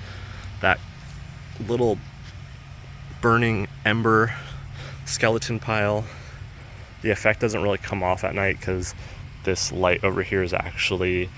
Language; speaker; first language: English; native; English